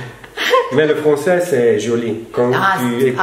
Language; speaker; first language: French; non-native, local second language; Spanish